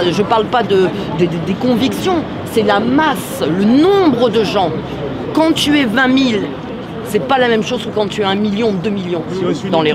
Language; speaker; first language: French; native; French